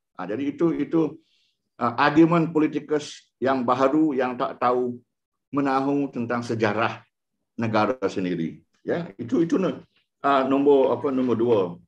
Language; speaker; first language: Malay; non-native, local second language; Iban